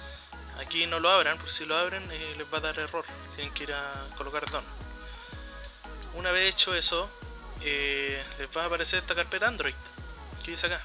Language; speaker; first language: Spanish; native; Spanish